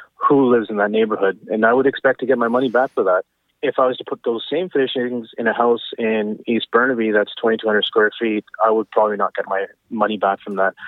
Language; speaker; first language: English; native; English